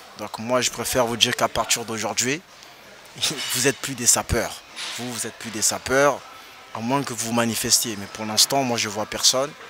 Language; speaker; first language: French; early bilingual, other home language; Lingala